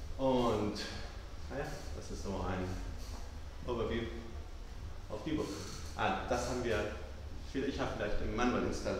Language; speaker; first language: German; non-native, fluent; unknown